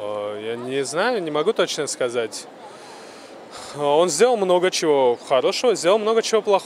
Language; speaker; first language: Russian; non-native, fluent; Georgian